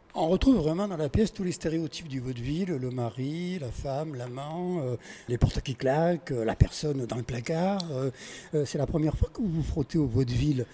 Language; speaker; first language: French; native; French